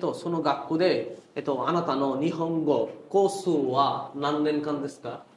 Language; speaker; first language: Japanese; non-native, fluent; Bangla